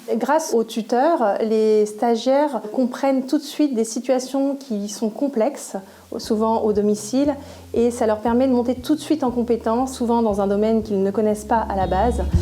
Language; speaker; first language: French; native; French